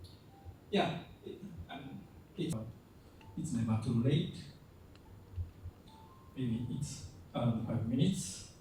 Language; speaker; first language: English; non-native, fluent; Japanese